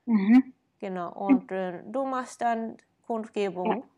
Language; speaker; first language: German; non-native, fluent; Japanese